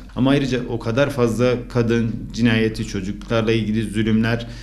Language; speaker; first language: Turkish; native; Turkish